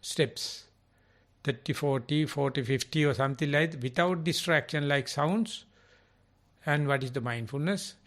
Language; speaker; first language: English; non-native, local second language; Sinhala